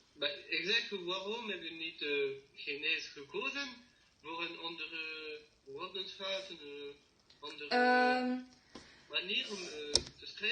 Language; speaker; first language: Dutch; non-native, learner; French